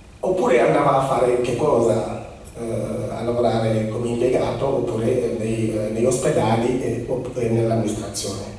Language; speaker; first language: Italian; non-native, fluent; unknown